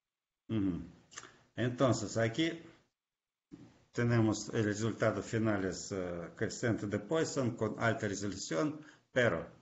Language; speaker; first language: Spanish; non-native, fluent; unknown